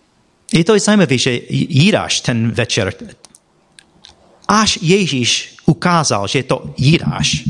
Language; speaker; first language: Czech; non-native, fluent; English